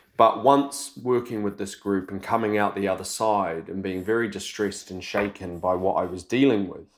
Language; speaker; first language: English; native; English